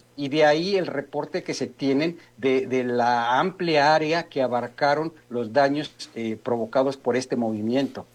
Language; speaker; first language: Spanish; native; Spanish